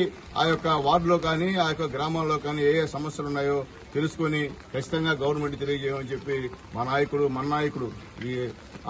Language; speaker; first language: Telugu; native; Telugu